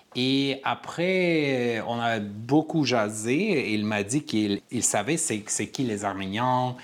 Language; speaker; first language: French; non-native, fluent; Armenian